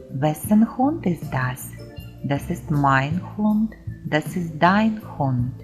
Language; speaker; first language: German; non-native, fluent; Ukrainian